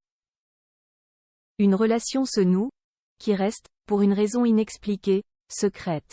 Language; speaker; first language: French; native; French